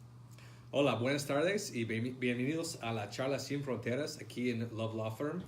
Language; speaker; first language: Spanish; non-native, fluent; English